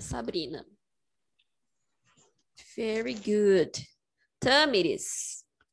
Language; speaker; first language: English; non-native, fluent; Portuguese